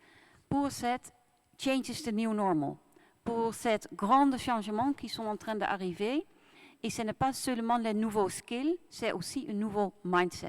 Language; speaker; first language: French; non-native, fluent; Dutch